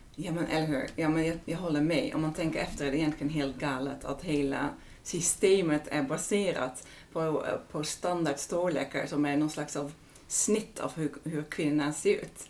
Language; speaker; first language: Swedish; non-native, fluent; Dutch